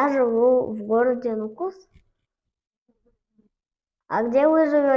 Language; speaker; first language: Russian; non-native, learner; Kara-Kalpak